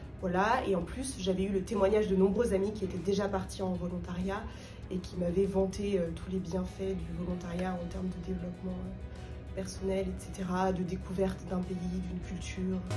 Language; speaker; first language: French; native; French